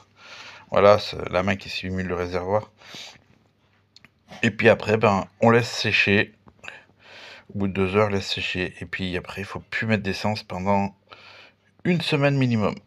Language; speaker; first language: French; native; French